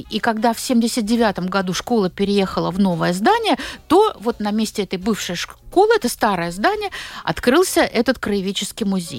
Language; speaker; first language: Russian; native; Russian